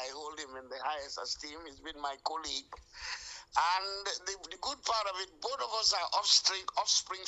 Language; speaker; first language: English; non-native, local second language; Wolof